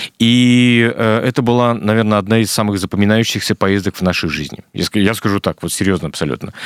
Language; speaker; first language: Russian; native; Russian